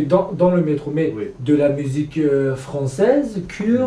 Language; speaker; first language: French; non-native, fluent; Kurdish